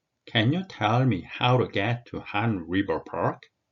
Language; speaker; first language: English; non-native, fluent; Korean